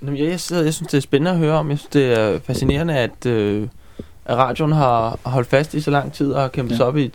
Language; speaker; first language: Danish; native; Danish